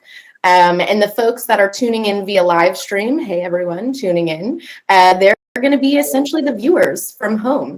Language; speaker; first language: English; native; English